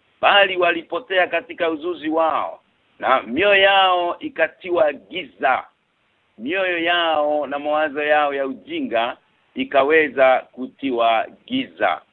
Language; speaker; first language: Swahili; non-native, local second language; Kikuyu